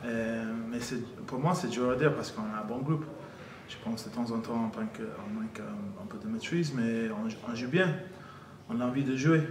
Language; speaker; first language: French; non-native, fluent; English